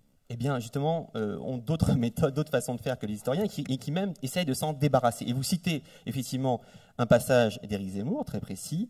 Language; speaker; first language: French; native; French